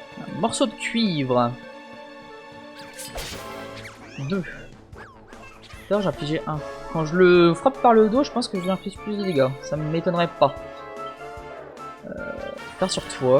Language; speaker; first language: French; native; French